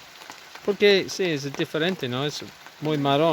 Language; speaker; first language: Spanish; non-native, learner; English